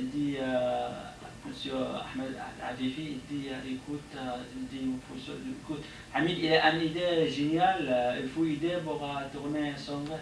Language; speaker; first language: French; non-native, learner; Arabic